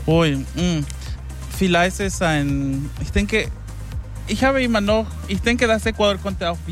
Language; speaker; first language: German; non-native, learner; Spanish